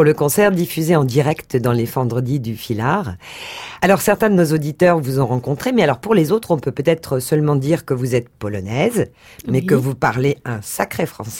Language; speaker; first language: French; native; French